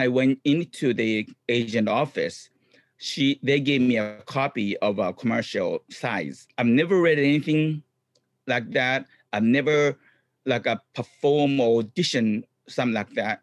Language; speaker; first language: English; non-native, fluent; Japanese